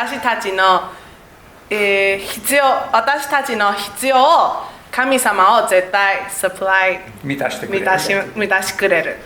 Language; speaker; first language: Japanese; non-native, learner; Chinese